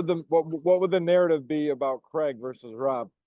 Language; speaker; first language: English; native; English